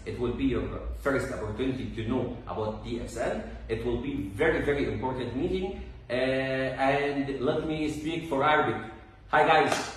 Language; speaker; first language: English; non-native, fluent; Arabic